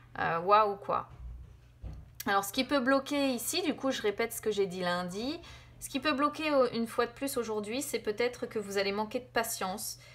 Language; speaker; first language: French; native; French